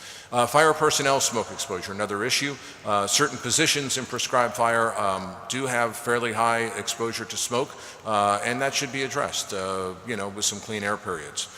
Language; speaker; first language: English; native; English